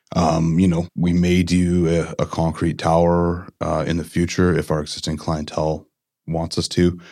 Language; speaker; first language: English; native; English